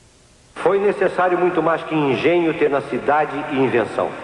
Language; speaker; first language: Portuguese; native; Portuguese